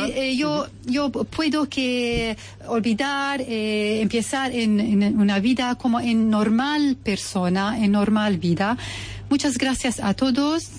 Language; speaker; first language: Spanish; non-native, learner; Arabic